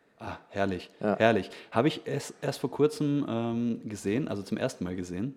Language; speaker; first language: German; native; German